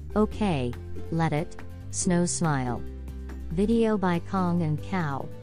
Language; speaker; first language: English; non-native, fluent; Thai